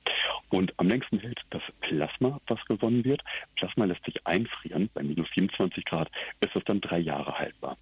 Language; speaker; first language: German; native; German